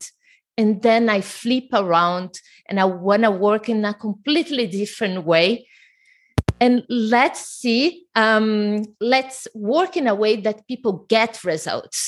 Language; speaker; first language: English; non-native, fluent; Portuguese